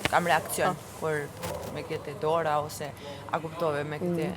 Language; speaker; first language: Albanian; non-native, learner; English